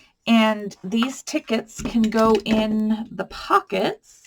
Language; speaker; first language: English; native; English